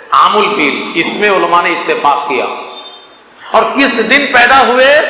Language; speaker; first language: Urdu; native; Urdu